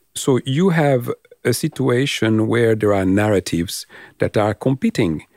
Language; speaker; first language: English; non-native, fluent; French